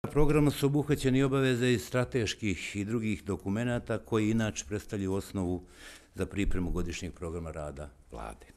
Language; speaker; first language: Bosnian; native; Bosnian